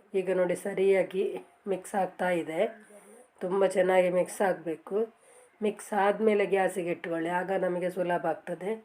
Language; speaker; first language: Kannada; non-native, local second language; Tulu